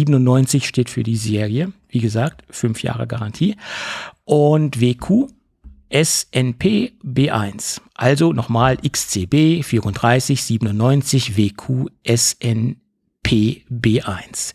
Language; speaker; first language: German; native; German